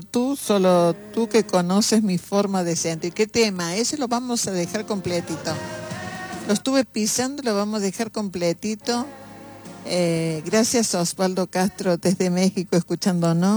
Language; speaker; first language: Spanish; native; Spanish